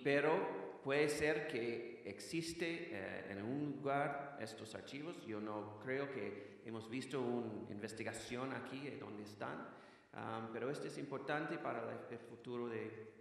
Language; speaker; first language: Spanish; non-native, fluent; English